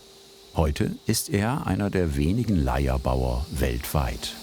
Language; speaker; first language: German; native; German